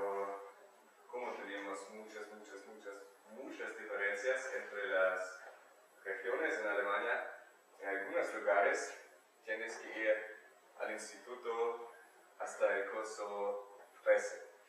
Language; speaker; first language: Spanish; non-native, learner; German